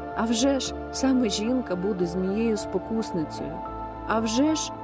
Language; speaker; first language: Ukrainian; native; Ukrainian